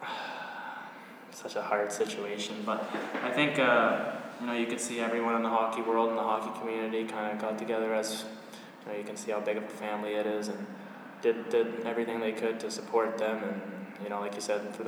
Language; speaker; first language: English; native; English